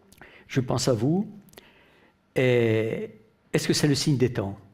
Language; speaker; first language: French; non-native, local second language; Italian